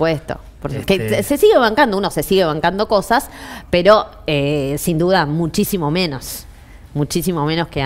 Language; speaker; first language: Spanish; native; Spanish